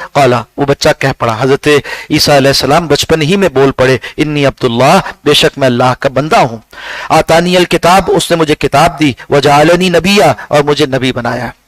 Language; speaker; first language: Urdu; native; Urdu